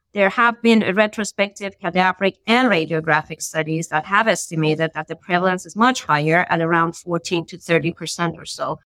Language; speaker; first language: English; non-native, fluent; Persian